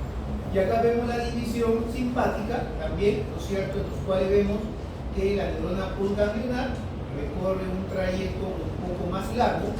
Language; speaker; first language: Spanish; native; Spanish